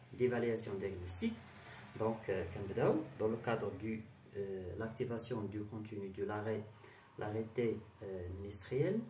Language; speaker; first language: French; non-native, local second language; Arabic